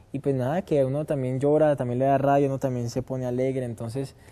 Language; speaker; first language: Spanish; native; Spanish